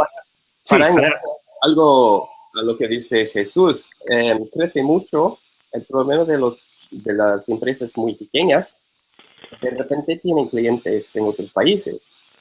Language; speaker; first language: Spanish; non-native, fluent; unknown